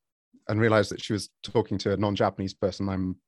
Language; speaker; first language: English; native; English